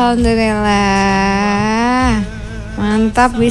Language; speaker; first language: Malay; non-native, local second language; Javanese